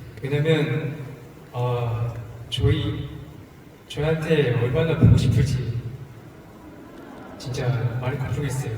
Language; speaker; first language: Korean; non-native, learner; Chinese